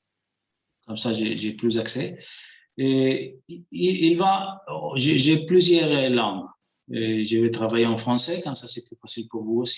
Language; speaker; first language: French; non-native, fluent; Spanish